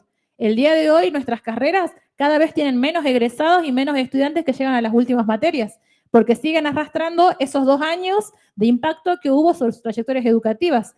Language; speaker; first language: Spanish; native; Spanish